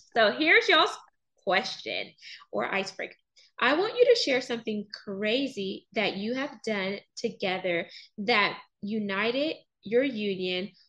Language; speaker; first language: English; native; English